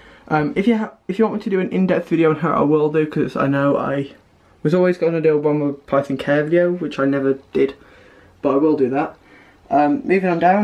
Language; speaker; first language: English; native; English